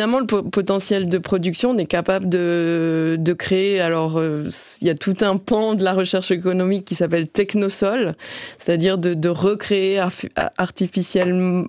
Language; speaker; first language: French; native; French